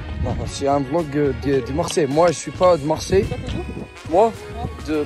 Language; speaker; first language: French; non-native, local second language; Arabic